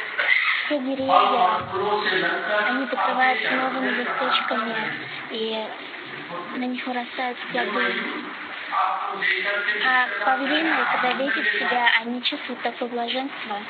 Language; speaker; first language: Russian; native; Russian